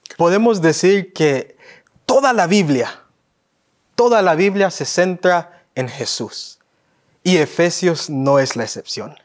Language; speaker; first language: Spanish; early bilingual, heritage; Spanish